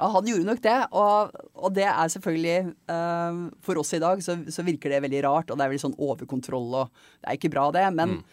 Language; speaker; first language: Norwegian; native; Norwegian